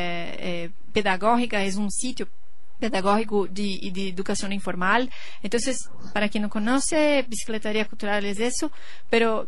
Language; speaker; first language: Spanish; non-native, learner; Portuguese